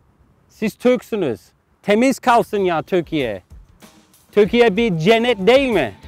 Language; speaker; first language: Turkish; non-native, learner; English